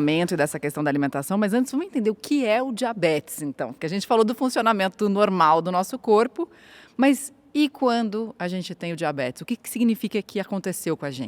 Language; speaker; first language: Portuguese; native; Portuguese